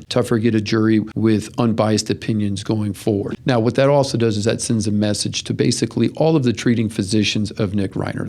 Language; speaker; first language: English; native; English